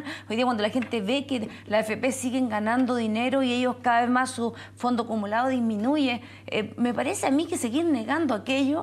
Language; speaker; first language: Spanish; native; Spanish